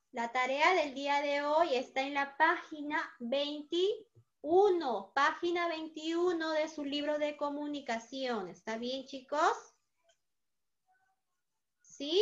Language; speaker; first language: Spanish; native; Spanish